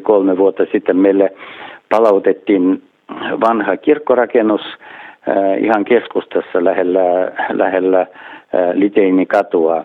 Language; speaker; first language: Finnish; non-native, fluent; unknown